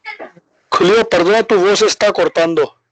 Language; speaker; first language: Spanish; non-native, learner; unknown